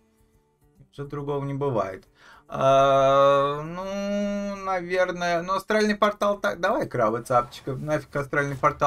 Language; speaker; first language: Russian; native; Russian